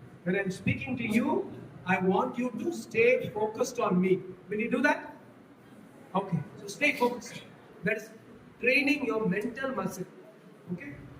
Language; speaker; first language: English; non-native, local second language; Tamil